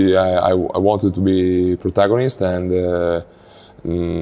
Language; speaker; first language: English; non-native, learner; Italian